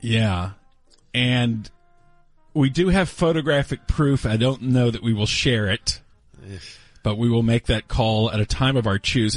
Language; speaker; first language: English; native; English